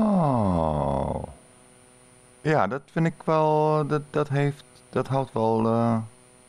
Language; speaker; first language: Dutch; native; Dutch